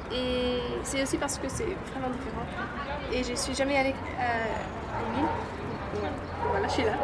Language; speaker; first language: French; non-native, fluent; English